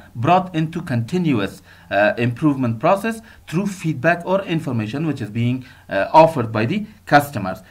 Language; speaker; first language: English; non-native, fluent; Persian